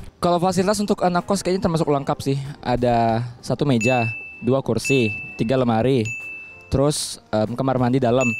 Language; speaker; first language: Indonesian; native; Indonesian